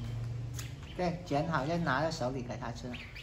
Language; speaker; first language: Cantonese; native; Cantonese